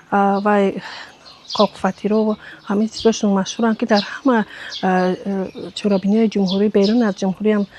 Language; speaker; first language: Tajik; native; Tajik